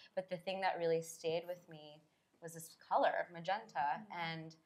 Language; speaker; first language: English; native; English